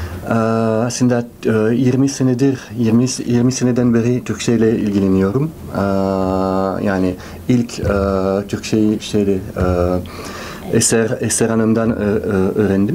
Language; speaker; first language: Turkish; non-native, fluent; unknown